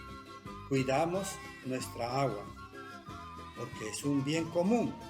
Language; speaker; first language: Spanish; non-native, local second language; Quechua